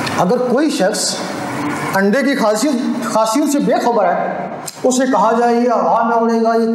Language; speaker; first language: Urdu; non-native, local second language; Punjabi